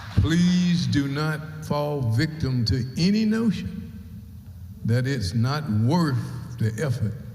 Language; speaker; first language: English; native; English